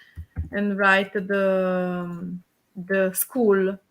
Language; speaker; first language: English; non-native, learner; Italian